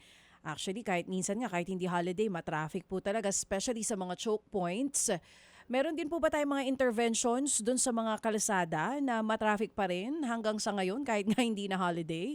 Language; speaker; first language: Filipino; native; Filipino